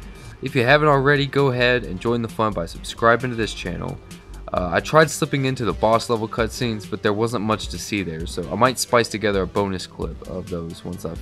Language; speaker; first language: English; native; English